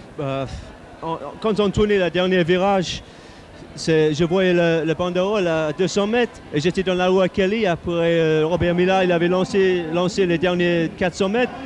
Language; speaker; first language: French; non-native, fluent; English